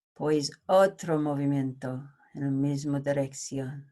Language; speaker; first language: Spanish; non-native, learner; English